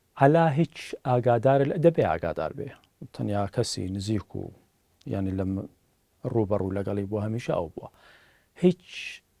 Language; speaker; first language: Central Kurdish; native; Central Kurdish